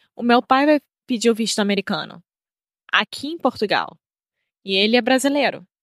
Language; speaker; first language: Portuguese; native; Portuguese